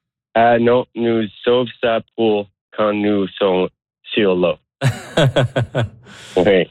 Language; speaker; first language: French; non-native, learner; English